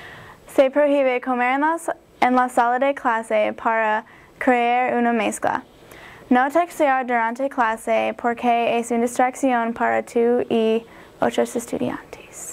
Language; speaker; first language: Spanish; non-native, learner; English